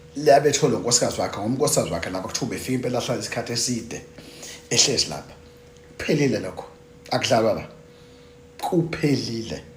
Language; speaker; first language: Zulu; native; Zulu